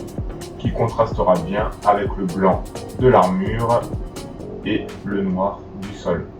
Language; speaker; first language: French; native; French